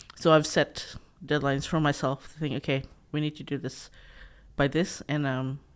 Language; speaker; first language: English; non-native, local second language; Cebuano